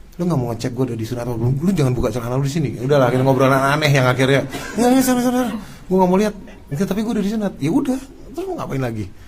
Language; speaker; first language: Indonesian; native; Indonesian